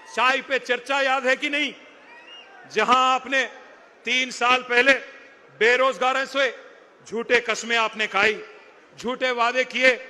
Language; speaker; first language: Hindi; non-native, local second language; Telugu